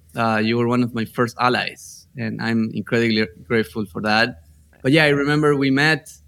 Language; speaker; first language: English; non-native, fluent; Spanish